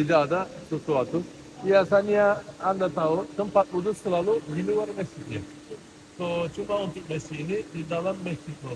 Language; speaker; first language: Indonesian; non-native, fluent; Turkish